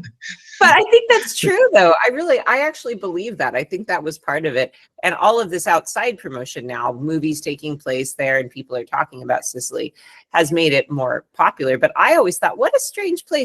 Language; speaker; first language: English; non-native, fluent; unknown